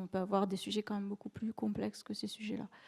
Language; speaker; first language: French; native; French